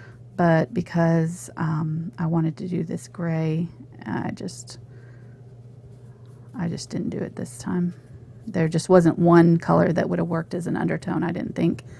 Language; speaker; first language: English; native; English